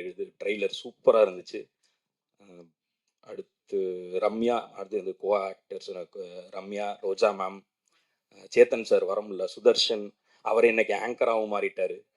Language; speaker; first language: Tamil; native; Tamil